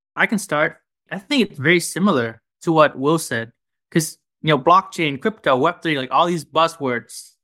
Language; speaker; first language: English; non-native, fluent; Vietnamese